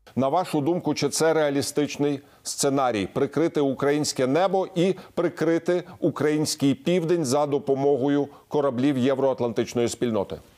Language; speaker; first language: Ukrainian; native; Ukrainian